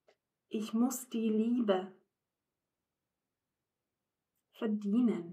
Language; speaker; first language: German; non-native, fluent; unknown